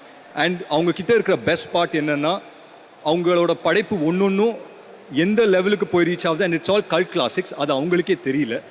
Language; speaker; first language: Tamil; native; Tamil